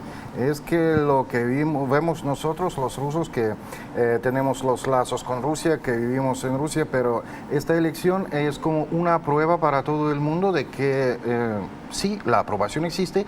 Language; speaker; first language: Spanish; non-native, fluent; Russian